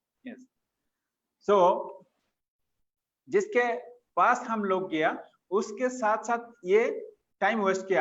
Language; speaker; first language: Hindi; non-native, fluent; Bangla